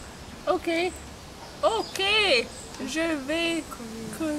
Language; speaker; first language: French; non-native, learner; English